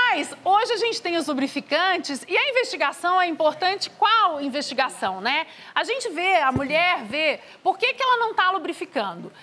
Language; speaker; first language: Portuguese; native; Portuguese